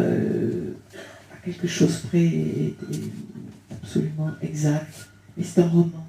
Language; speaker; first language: French; early bilingual, other home language; Spanish